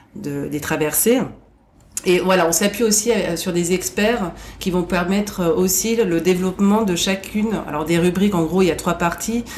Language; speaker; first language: French; native; French